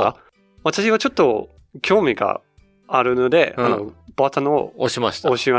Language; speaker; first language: Japanese; non-native, learner; Danish